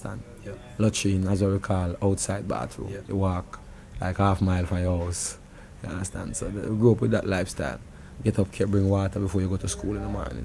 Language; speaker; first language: English; non-native, local second language; Jamaican Creole English